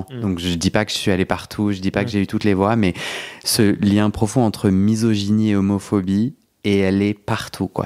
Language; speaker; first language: French; native; French